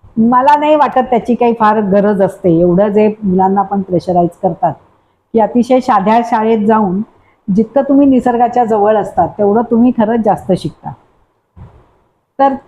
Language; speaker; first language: Marathi; non-native, local second language; Kannada